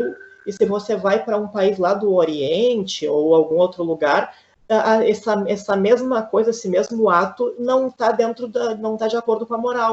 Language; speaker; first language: Portuguese; native; Portuguese